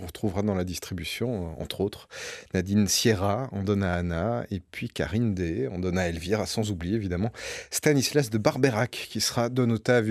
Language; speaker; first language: French; native; French